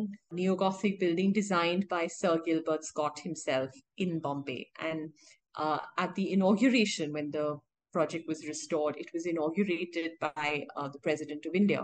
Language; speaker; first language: English; non-native, local second language; Hindi